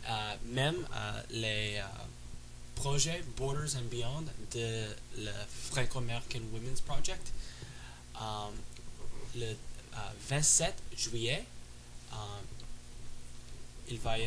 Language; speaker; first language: French; non-native, learner; English